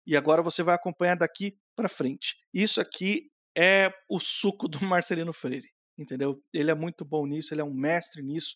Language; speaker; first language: Portuguese; native; Portuguese